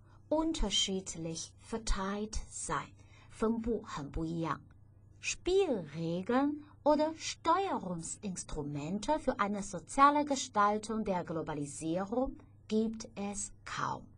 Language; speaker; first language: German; non-native, fluent; Chinese